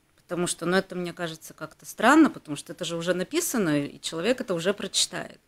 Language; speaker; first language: Russian; native; Russian